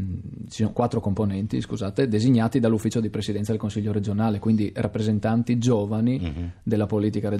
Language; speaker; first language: Italian; native; Italian